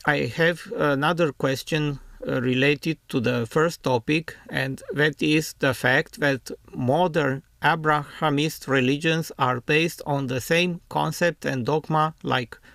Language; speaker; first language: English; non-native, fluent; Romanian